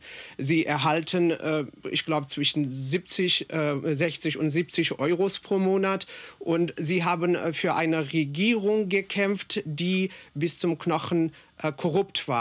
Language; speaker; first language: German; non-native, fluent; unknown